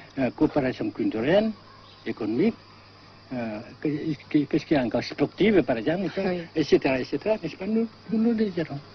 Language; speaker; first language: French; non-native, fluent; Vietnamese